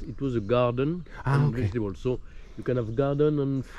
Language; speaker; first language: English; non-native, learner; French